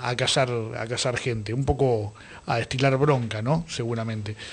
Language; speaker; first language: Spanish; native; Spanish